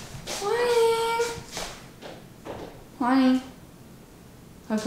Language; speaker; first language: Chinese; non-native, fluent; English